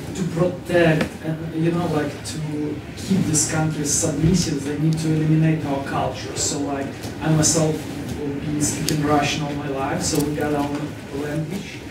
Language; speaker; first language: English; non-native, fluent; Russian